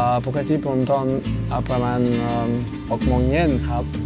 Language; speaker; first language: Thai; non-native, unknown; French